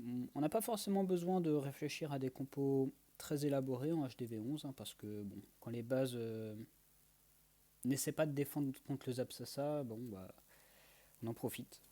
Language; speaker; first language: French; native; French